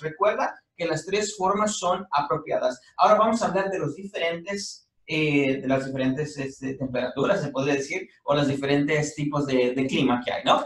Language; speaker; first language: Spanish; native; Spanish